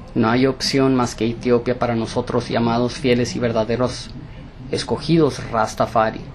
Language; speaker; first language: Spanish; early bilingual, heritage; Spanish